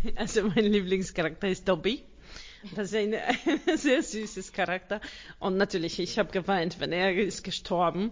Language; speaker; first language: German; non-native, learner; Hungarian